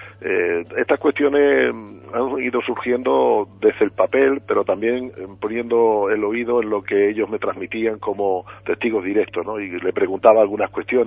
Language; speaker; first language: Spanish; native; Spanish